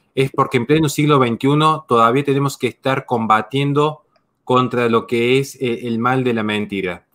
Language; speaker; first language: Spanish; native; Spanish